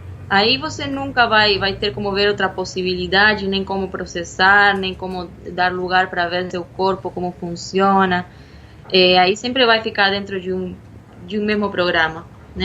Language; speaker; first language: Portuguese; non-native, fluent; Spanish